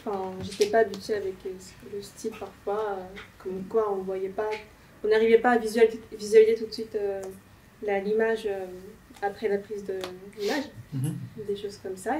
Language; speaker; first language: French; non-native, fluent; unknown